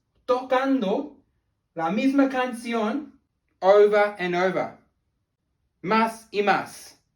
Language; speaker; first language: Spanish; non-native, learner; English